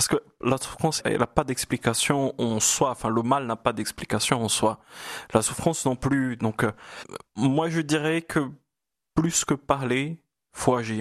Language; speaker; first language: French; non-native, fluent; Portuguese